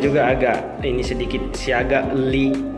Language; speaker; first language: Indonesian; non-native, local second language; Buginese